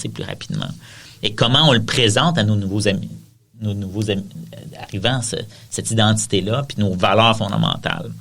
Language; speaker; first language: French; native; French